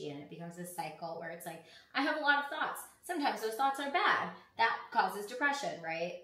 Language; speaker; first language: English; native; English